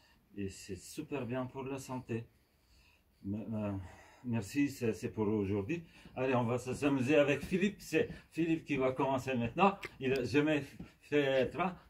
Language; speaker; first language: French; non-native, fluent; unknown